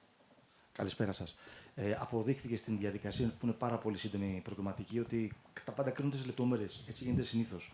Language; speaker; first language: Greek; native; Greek